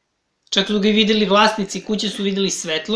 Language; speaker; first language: Serbian; native; Serbian